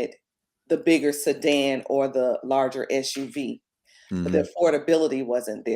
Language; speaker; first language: English; native; English